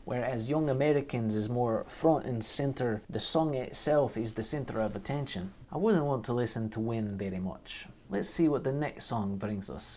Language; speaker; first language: English; native; English